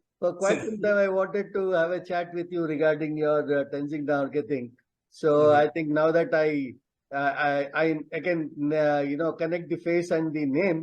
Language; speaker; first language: English; non-native, local second language; Telugu